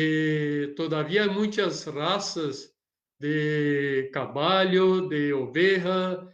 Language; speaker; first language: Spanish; non-native, learner; Portuguese